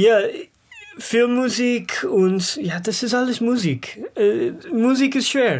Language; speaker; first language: German; non-native, learner; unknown